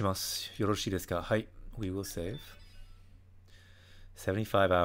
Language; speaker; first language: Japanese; non-native, fluent; English